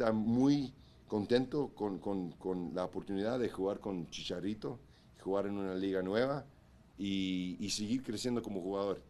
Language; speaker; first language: Spanish; early bilingual, heritage; Spanish